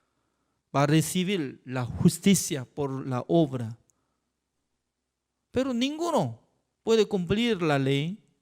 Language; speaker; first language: Spanish; non-native, fluent; Korean